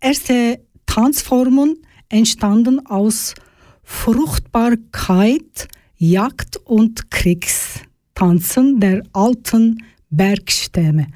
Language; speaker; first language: German; non-native, learner; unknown